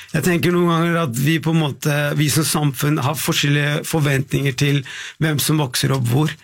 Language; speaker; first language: Norwegian; early bilingual, other home language; Tamil